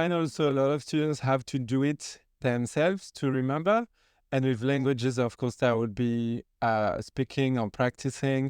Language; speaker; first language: English; non-native, fluent; French